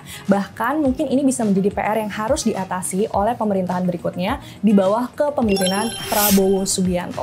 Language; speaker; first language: Indonesian; native; Indonesian